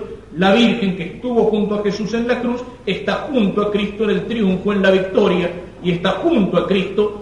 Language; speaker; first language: Spanish; native; Spanish